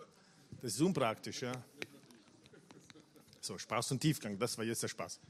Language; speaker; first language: German; non-native, fluent; Italian